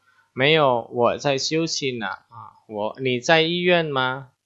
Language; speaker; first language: Chinese; non-native, fluent; Indonesian